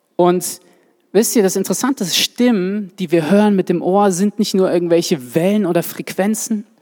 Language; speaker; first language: German; native; German